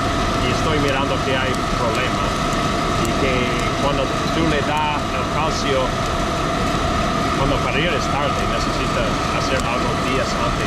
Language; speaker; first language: Spanish; non-native, learner; English